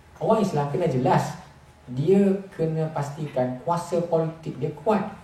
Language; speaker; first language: Malay; native; Malay